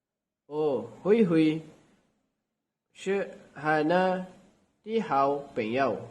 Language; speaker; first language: Chinese; non-native, learner; Malay